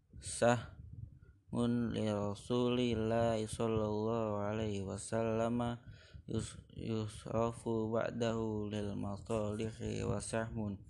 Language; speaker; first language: Arabic; non-native, learner; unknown